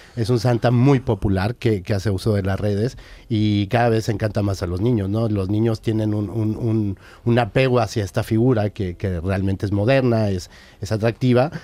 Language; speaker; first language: Spanish; native; Spanish